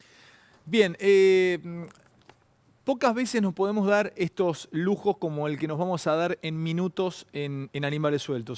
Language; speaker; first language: Spanish; native; Spanish